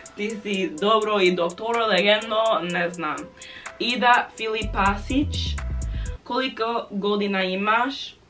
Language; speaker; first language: Bosnian; non-native, learner; English